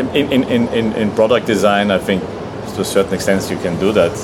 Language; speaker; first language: English; non-native, fluent; German